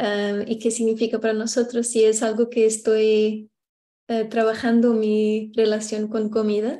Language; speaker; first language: Spanish; non-native, fluent; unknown